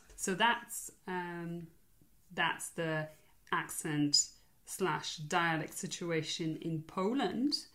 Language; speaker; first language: English; non-native, fluent; Polish